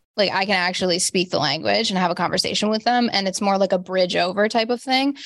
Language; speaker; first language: English; native; English